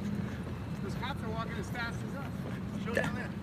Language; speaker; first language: English; native; English